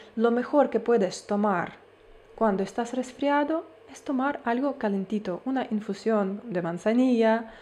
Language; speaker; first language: Spanish; non-native, fluent; Ukrainian